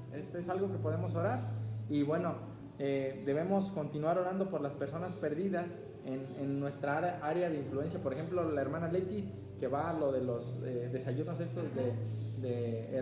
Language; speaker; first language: Spanish; native; Spanish